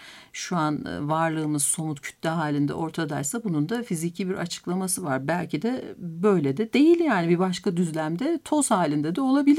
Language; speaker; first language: Turkish; native; Turkish